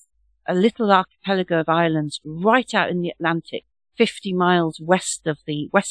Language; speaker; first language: English; native; English